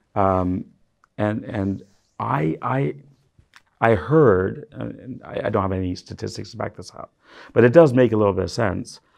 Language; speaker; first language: English; native; English